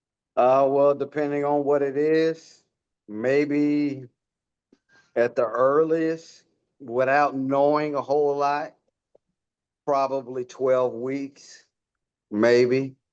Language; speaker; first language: English; native; English